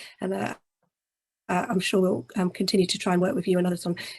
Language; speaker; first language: English; native; English